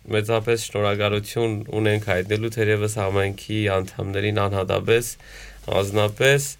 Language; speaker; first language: Armenian; native; Armenian